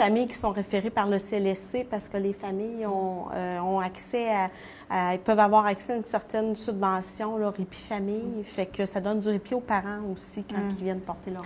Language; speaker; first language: French; native; French